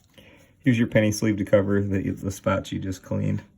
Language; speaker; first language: English; native; English